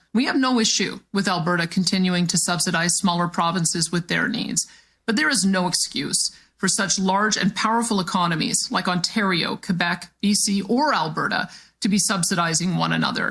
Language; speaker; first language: English; native; English